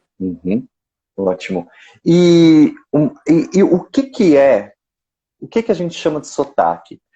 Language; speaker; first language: Portuguese; native; Portuguese